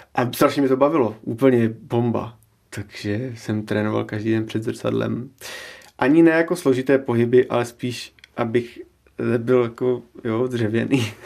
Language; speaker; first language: Czech; native; Czech